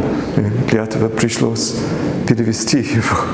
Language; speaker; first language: Russian; non-native, fluent; English